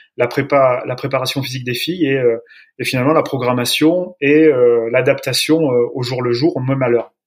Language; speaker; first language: French; native; French